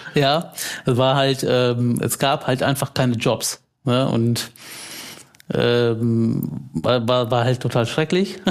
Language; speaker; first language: German; early bilingual, other home language; Tamil